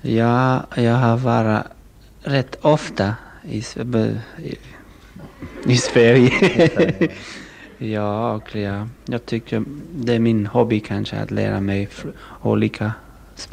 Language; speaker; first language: Swedish; non-native, fluent; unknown